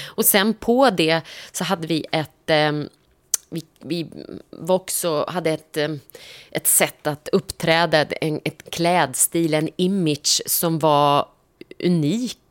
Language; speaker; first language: Swedish; native; Swedish